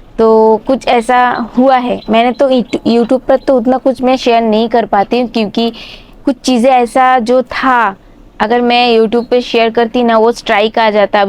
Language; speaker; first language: Hindi; non-native, local second language; Bangla